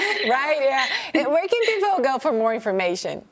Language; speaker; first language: English; native; English